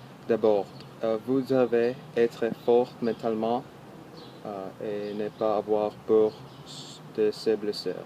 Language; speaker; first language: French; non-native, learner; English